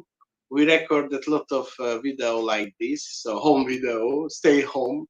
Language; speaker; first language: English; non-native, learner; Hungarian